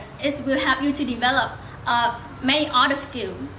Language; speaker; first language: English; non-native, learner; Vietnamese